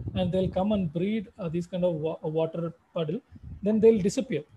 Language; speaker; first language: English; non-native, local second language; Malayalam